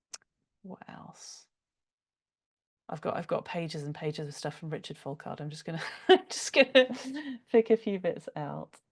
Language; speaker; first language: English; native; English